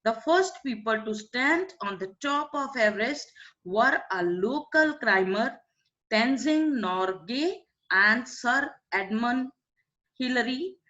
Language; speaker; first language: English; non-native, local second language; Punjabi